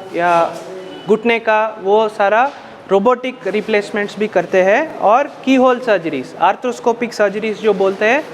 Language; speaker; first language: Hindi; non-native, local second language; Telugu